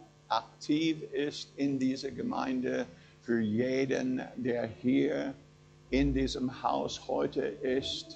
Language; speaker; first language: German; non-native, fluent; English